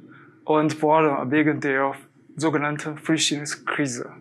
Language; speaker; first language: German; non-native, fluent; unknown